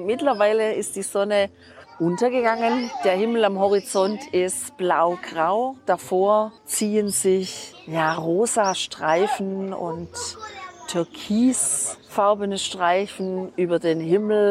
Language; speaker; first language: German; native; German